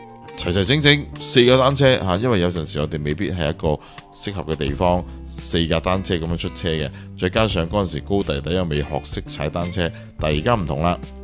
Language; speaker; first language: Cantonese; native; Cantonese